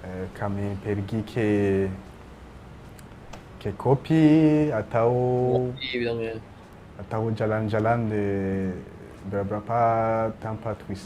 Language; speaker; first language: Indonesian; non-native, learner; Rundi